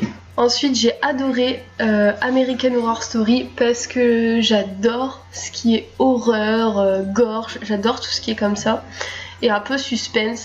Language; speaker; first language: French; native; French